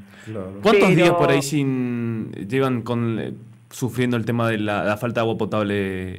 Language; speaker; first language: Spanish; native; Spanish